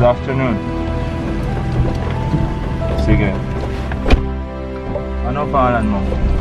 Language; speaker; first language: Filipino; non-native, learner; Arabic